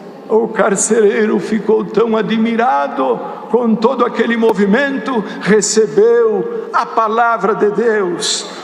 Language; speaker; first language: Portuguese; native; Portuguese